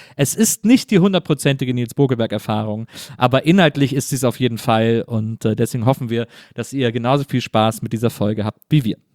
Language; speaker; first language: German; native; German